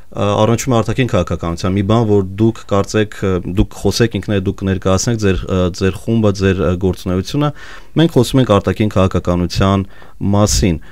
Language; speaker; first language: Armenian; native; Armenian